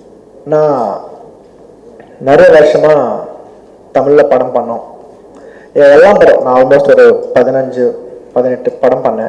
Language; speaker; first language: Tamil; non-native, local second language; Telugu